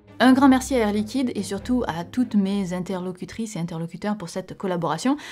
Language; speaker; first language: French; native; French